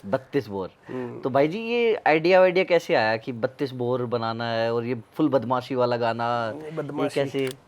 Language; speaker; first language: Hindi; native; Hindi